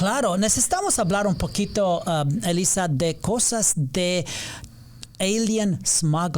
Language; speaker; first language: Spanish; non-native, learner; English